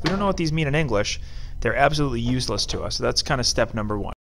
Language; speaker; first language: English; native; English